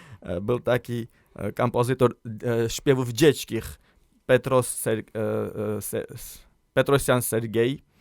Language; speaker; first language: Polish; non-native, learner; Armenian